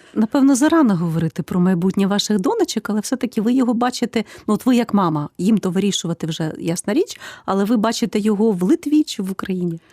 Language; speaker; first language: Ukrainian; native; Ukrainian